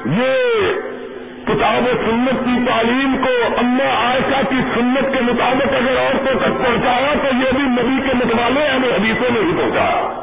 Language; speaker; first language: Urdu; non-native, local second language; Punjabi